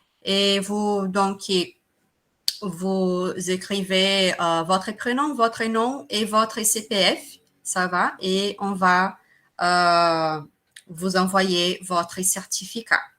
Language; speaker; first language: French; non-native, fluent; Portuguese